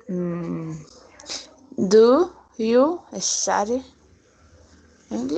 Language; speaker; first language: English; non-native, learner; Spanish